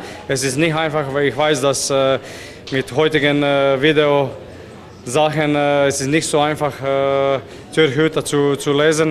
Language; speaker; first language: German; non-native, fluent; Croatian